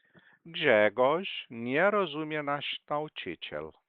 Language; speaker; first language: Polish; non-native, fluent; Portuguese